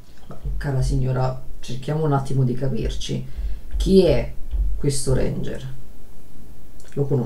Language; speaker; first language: Italian; native; Italian